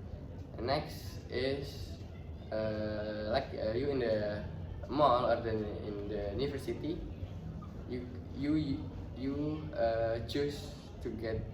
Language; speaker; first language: English; non-native, learner; Indonesian